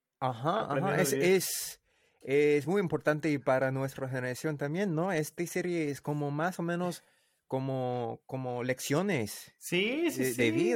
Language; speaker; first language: Spanish; non-native, learner; English